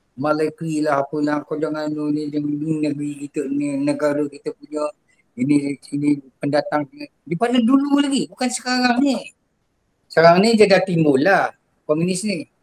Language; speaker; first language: Malay; non-native, local second language; Javanese